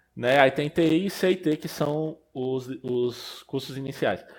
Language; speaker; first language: Portuguese; native; Portuguese